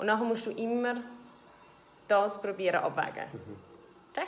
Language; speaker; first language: German; native; German